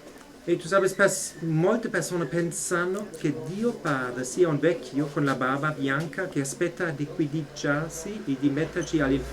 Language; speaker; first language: Italian; non-native, fluent; German